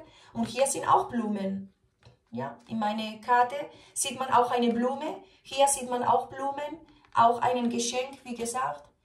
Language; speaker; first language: German; non-native, fluent; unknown